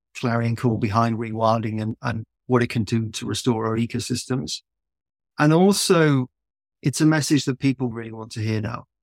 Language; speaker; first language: English; native; English